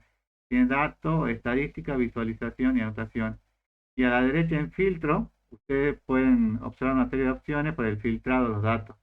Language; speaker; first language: Spanish; native; Spanish